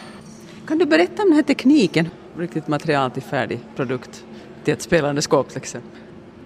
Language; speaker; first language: Swedish; native; Swedish